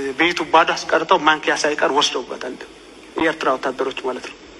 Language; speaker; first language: Amharic; non-native, local second language; Tigrinya